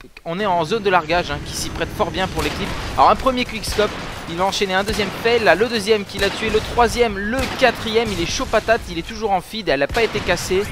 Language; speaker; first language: French; native; French